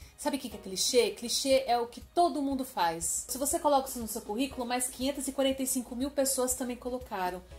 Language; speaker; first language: Portuguese; native; Portuguese